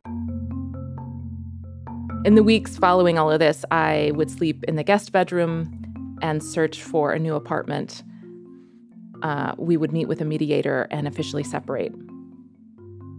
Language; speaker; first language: English; native; English